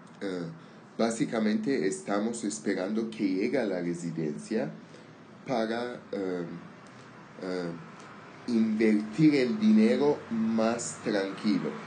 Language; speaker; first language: Spanish; non-native, learner; Armenian